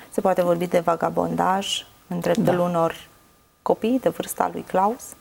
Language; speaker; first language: Romanian; native; Romanian